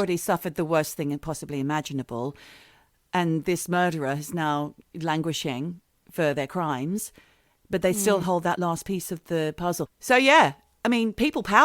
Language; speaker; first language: English; native; English